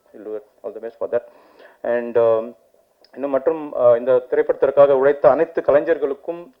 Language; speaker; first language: Tamil; native; Tamil